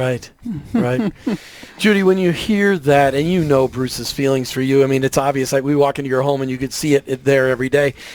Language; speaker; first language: English; native; English